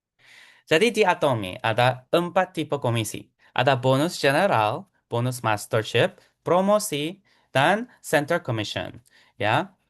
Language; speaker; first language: Indonesian; non-native, fluent; Korean